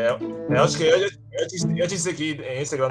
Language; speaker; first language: Portuguese; non-native, learner; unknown